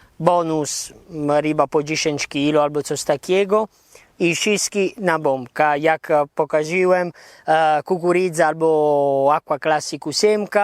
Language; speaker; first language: Polish; non-native, learner; Italian